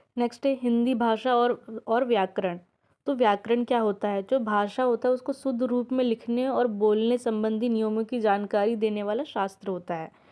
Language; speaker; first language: Hindi; native; Hindi